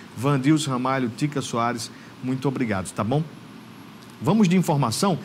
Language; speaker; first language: Portuguese; native; Portuguese